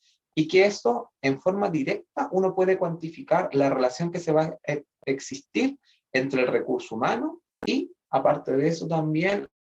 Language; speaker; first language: Spanish; native; Spanish